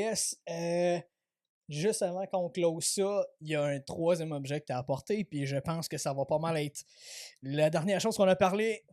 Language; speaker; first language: French; native; French